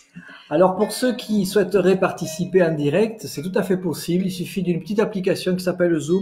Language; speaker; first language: French; native; French